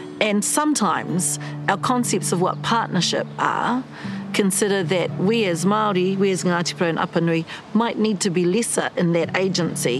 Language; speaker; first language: English; native; English